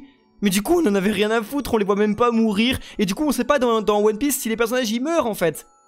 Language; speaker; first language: French; native; French